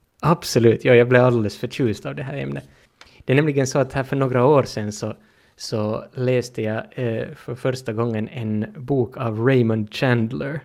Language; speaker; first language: Swedish; native; Swedish